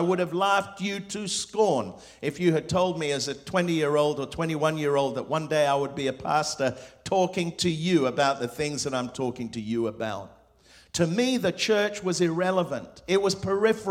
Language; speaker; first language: English; non-native, local second language; Spanish